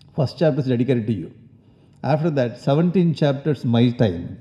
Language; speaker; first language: English; non-native, local second language; Tamil